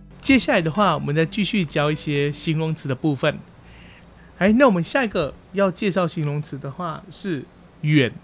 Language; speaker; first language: Chinese; early bilingual, heritage; Chinese